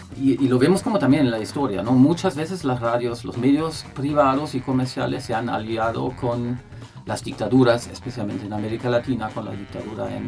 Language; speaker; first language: Spanish; non-native, fluent; German